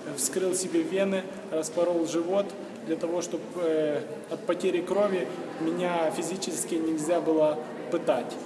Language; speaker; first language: Russian; non-native, local second language; Ukrainian